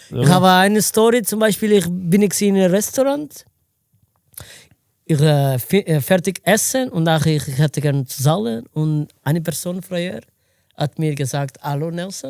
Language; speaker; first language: German; non-native, learner; Portuguese